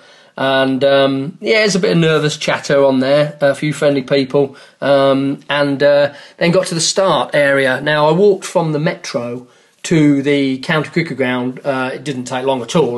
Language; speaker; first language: English; native; English